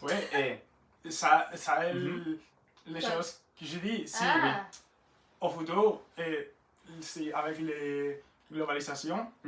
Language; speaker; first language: French; non-native, learner; Spanish